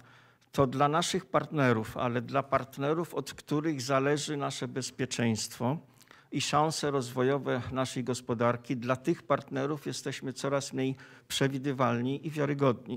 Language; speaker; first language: Polish; native; Polish